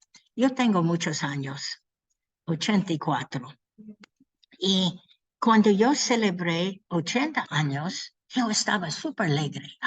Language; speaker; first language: Spanish; non-native, learner; English